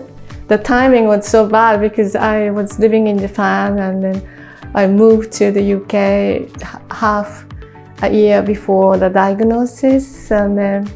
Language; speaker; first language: English; non-native, fluent; Japanese